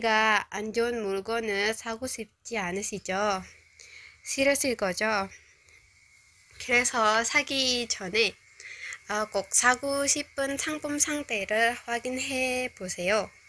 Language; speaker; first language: Korean; non-native, learner; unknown